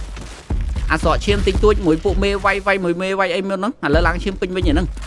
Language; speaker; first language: Khmer; native; Khmer